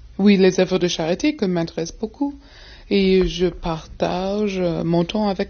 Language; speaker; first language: French; non-native, learner; English